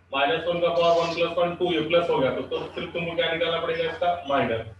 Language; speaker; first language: Hindi; non-native, local second language; Marathi